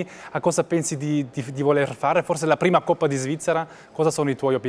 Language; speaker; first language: Italian; non-native, local second language; German